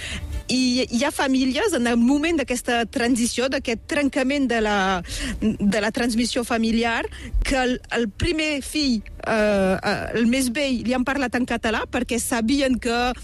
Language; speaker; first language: Catalan; native; Catalan